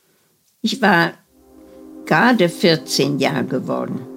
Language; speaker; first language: German; early bilingual, heritage; German